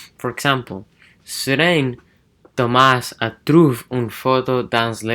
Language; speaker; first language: French; non-native, learner; English